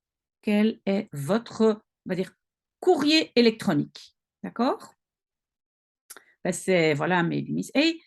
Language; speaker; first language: French; non-native, local second language; Dutch